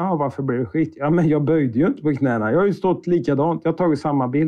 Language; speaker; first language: Swedish; native; Swedish